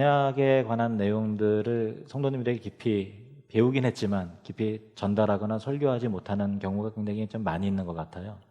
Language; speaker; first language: Korean; native; Korean